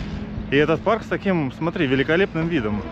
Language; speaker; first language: Russian; native; Russian